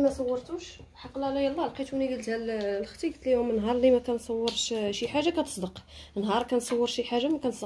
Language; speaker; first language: Arabic; native; Arabic